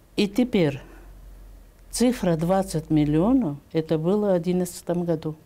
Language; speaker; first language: Russian; non-native, local second language; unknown